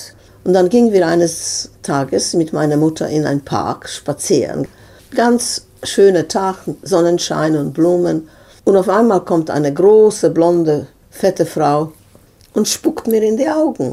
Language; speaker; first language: German; non-native, fluent; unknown